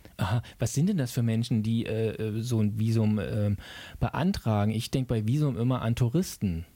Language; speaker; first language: German; native; German